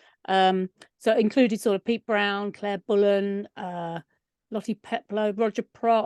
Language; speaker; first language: English; native; English